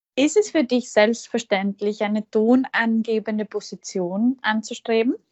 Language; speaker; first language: German; native; German